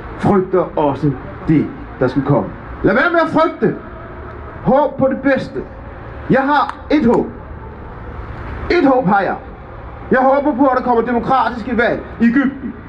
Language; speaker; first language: Danish; early bilingual, other home language; Arabic